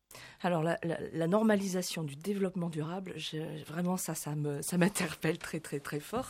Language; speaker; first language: French; native; French